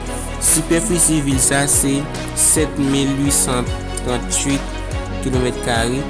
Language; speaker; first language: French; non-native, learner; Haitian Creole